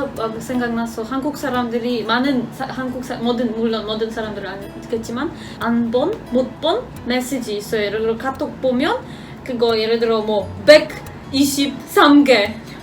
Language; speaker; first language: Korean; non-native, fluent; Polish